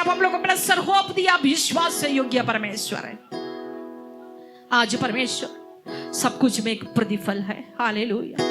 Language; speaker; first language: Hindi; non-native, local second language; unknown